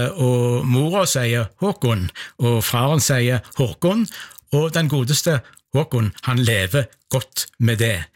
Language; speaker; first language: Norwegian; native; Norwegian